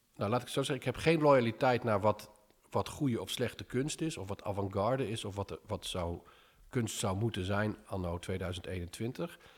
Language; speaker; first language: Dutch; early bilingual, other home language; English